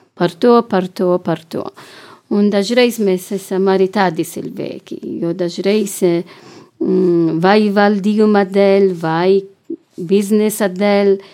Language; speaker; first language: Latvian; non-native, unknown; Maltese